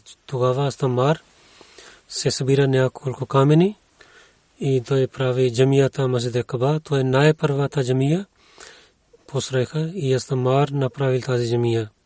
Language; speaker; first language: Bulgarian; non-native, learner; Urdu